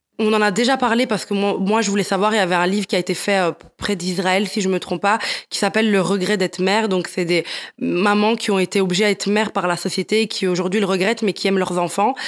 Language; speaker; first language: French; early bilingual, other home language; Italian